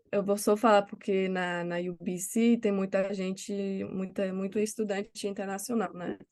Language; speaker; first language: Portuguese; non-native, fluent; English